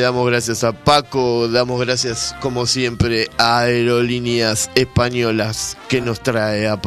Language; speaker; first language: Spanish; native; Spanish